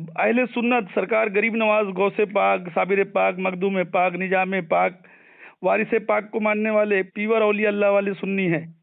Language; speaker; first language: Hindi; native; Hindi